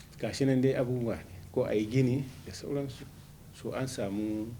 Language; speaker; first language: Hausa; native; Hausa